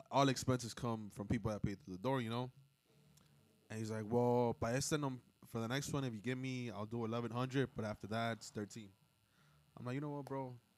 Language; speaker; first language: English; early bilingual, other home language; Spanish